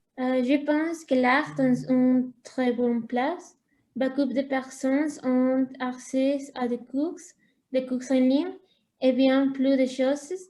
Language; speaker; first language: French; non-native, learner; Spanish